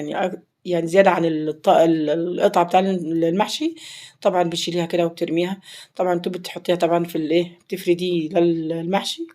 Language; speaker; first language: Arabic; native; Arabic